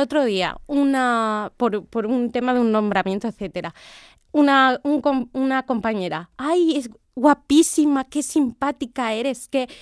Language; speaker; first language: Spanish; native; Spanish